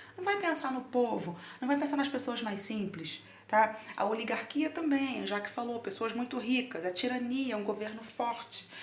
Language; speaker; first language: Portuguese; native; Portuguese